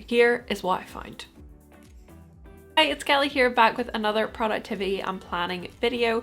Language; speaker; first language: English; native; English